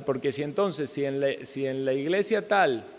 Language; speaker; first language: Spanish; native; Spanish